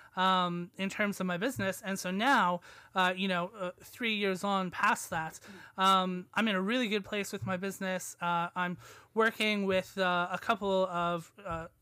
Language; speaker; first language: English; native; English